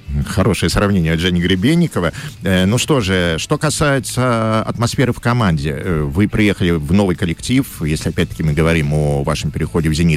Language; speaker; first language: Russian; native; Russian